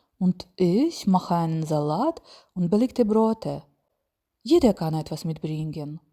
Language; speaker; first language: German; non-native, fluent; Ukrainian